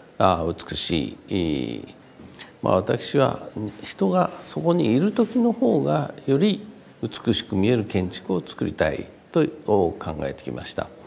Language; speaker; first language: Japanese; native; Japanese